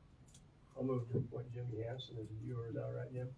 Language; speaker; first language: English; native; English